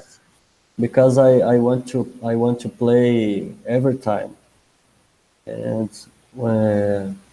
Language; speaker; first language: English; non-native, learner; Portuguese